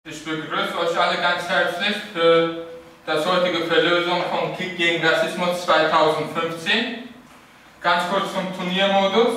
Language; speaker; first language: German; early bilingual, other home language; Turkish